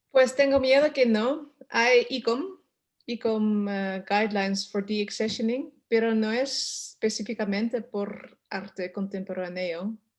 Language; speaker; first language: Spanish; non-native, learner; Dutch